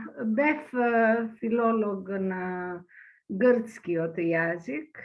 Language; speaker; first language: Macedonian; early bilingual, heritage; Greek